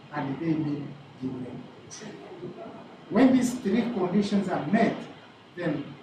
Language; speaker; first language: English; non-native, local second language; Swahili